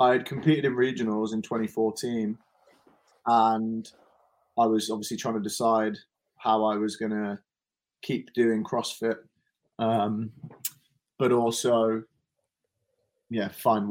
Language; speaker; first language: English; native; English